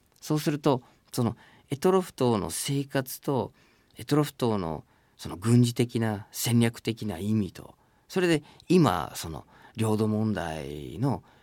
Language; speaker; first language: Japanese; non-native, fluent; English